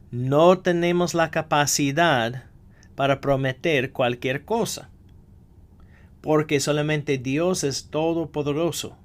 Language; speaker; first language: Spanish; non-native, fluent; English